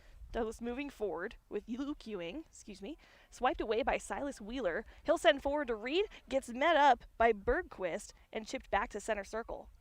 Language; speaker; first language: English; native; English